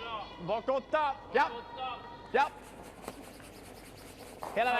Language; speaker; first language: Swedish; native; Swedish